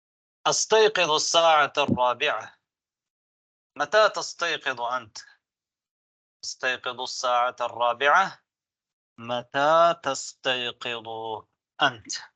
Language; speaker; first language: Arabic; non-native, fluent; Tamil